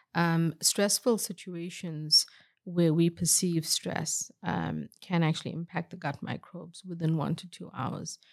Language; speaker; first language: English; native; English